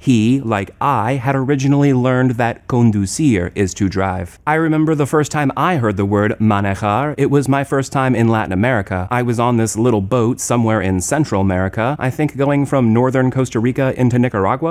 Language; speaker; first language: English; native; English